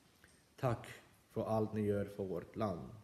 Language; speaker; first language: Swedish; non-native, fluent; Ukrainian